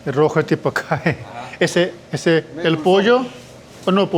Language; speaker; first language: Spanish; non-native, learner; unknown